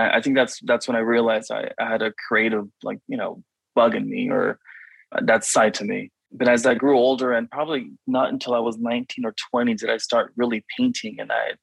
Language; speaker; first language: English; native; English